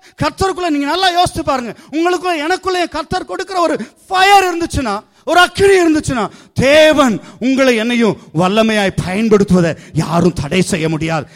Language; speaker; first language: Tamil; native; Tamil